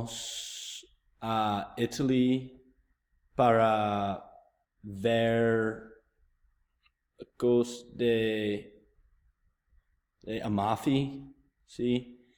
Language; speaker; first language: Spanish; non-native, learner; English